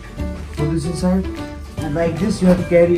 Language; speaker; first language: English; non-native, local second language; Kashmiri